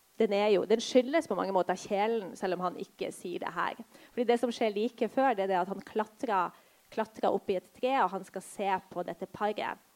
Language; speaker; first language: Norwegian; early bilingual, other home language; Polish